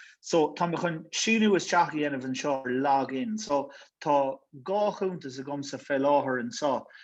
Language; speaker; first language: Irish; native; Irish